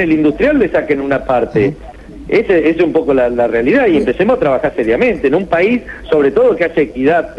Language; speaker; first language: Spanish; native; Spanish